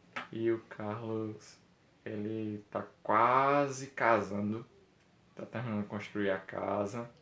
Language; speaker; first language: Portuguese; native; Portuguese